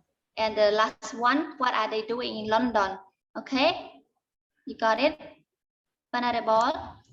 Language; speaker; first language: English; non-native, learner; Khmer